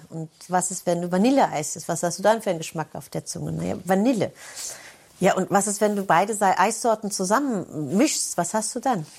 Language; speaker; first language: German; native; German